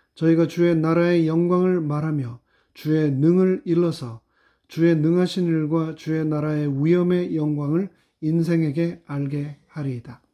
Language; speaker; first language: Korean; native; Korean